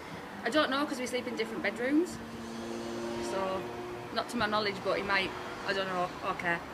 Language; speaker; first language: English; native; English